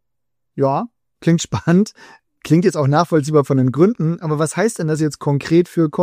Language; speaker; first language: German; native; German